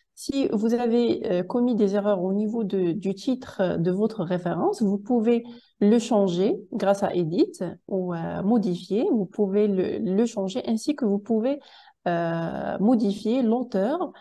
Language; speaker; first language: French; non-native, local second language; Arabic